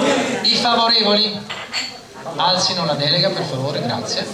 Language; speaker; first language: Italian; native; Italian